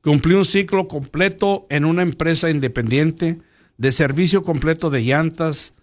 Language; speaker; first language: Spanish; early bilingual, heritage; Spanish